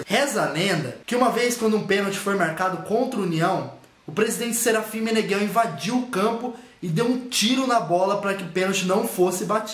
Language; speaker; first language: Portuguese; native; Portuguese